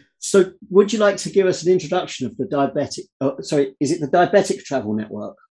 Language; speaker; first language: English; native; English